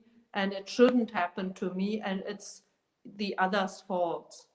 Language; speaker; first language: English; non-native, fluent; German